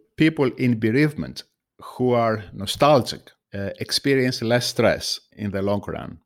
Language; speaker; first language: English; non-native, fluent; Greek